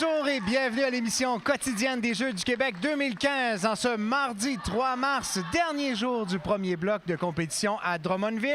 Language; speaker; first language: French; native; French